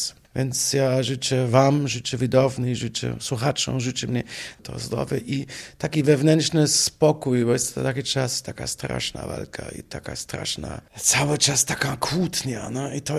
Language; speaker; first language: Polish; non-native, fluent; German